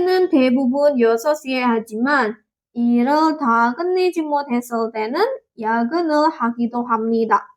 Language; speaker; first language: Korean; non-native, learner; Indonesian